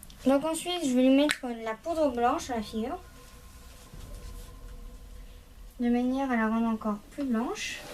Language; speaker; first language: French; native; French